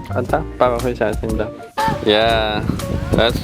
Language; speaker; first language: Chinese; native; Chinese